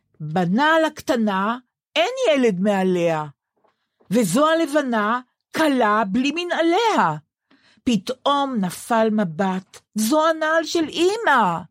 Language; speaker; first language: Hebrew; native; Hebrew